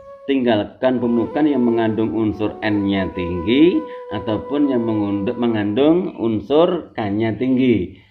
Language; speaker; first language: Indonesian; native; Indonesian